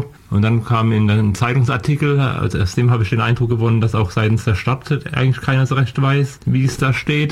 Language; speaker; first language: German; native; German